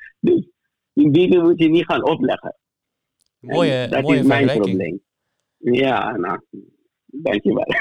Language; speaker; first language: Dutch; non-native, fluent; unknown